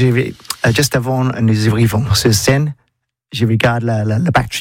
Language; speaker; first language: French; non-native, learner; English